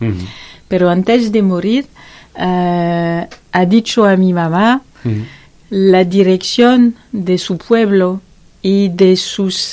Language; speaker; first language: Spanish; non-native, learner; French